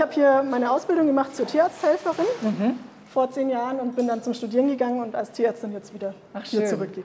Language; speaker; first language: German; native; German